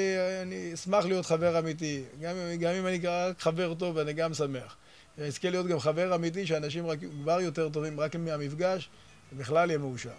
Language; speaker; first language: Hebrew; native; Hebrew